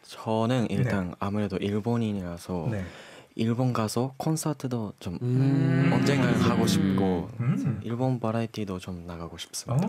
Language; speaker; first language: Korean; non-native, fluent; Japanese